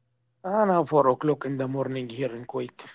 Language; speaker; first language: English; non-native, learner; Arabic